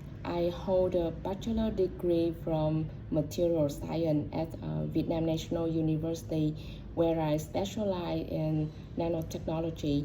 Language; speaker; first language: English; non-native, learner; Vietnamese